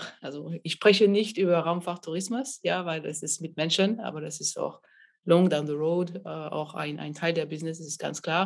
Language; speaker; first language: German; non-native, fluent; French